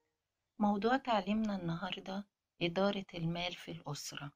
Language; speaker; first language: Arabic; native; Arabic